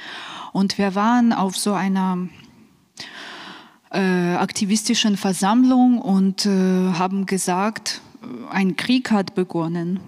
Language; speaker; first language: German; non-native, fluent; Ukrainian